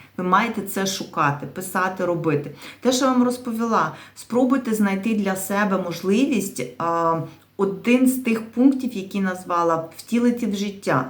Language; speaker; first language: Ukrainian; native; Ukrainian